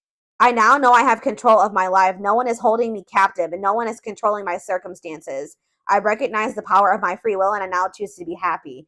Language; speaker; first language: English; native; English